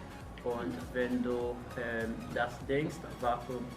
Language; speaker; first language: German; non-native, learner; French